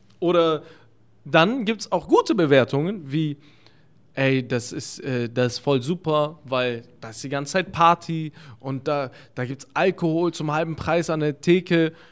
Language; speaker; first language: German; early bilingual, other home language; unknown